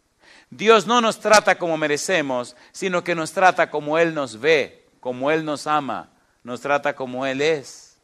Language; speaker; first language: Spanish; native; Spanish